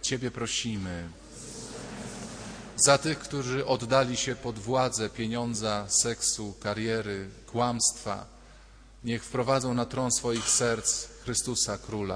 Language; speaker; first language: Polish; native; Polish